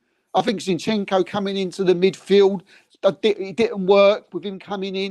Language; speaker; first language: English; native; English